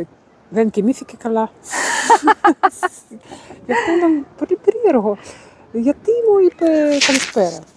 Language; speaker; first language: Greek; non-native, learner; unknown